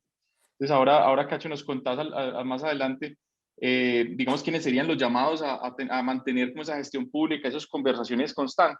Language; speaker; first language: Spanish; native; Spanish